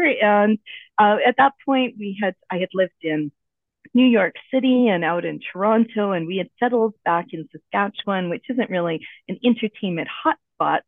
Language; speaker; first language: English; native; English